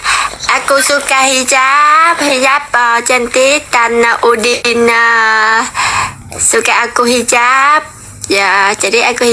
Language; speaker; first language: Indonesian; non-native, learner; Vietnamese